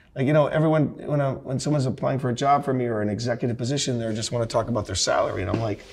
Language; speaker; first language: English; native; English